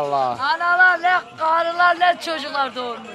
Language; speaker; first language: Turkish; native; Turkish